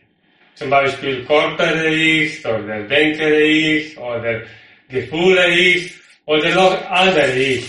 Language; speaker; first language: German; non-native, learner; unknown